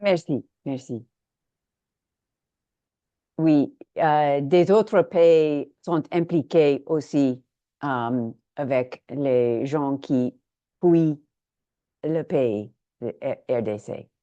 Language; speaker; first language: French; non-native, learner; English